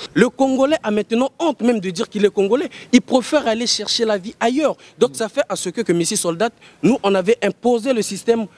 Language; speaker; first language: French; non-native, local second language; Lingala